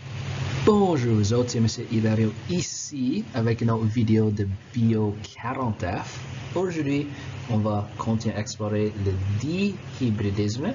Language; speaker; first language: French; non-native, local second language; English